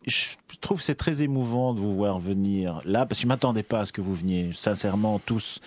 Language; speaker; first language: French; native; French